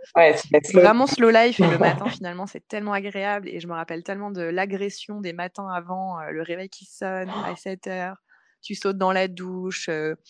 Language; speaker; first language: French; native; French